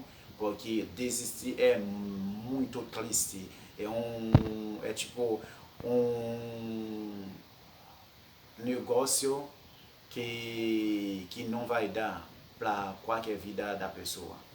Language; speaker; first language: Portuguese; non-native, fluent; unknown